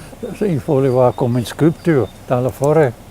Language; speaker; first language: French; non-native, fluent; German